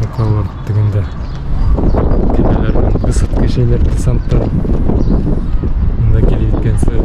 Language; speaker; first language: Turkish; non-native, learner; Bashkir